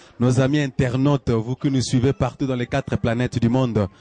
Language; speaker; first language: French; non-native, local second language; Lingala